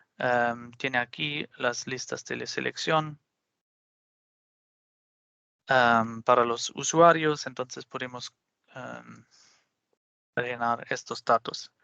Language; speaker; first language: Spanish; non-native, fluent; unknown